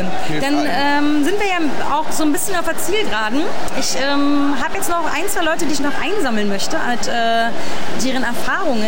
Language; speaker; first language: German; native; German